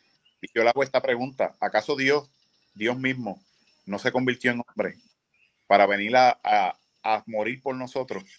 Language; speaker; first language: Spanish; native; Spanish